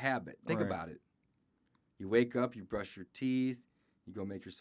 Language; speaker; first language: English; native; English